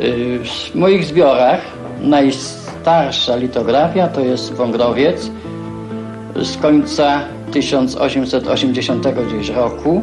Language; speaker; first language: Polish; native; Polish